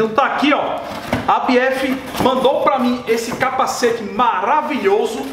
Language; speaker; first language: Portuguese; native; Portuguese